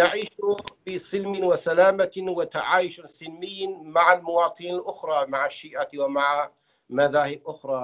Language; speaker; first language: Arabic; non-native, fluent; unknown